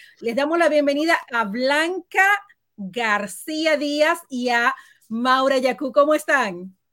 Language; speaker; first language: Spanish; native; Spanish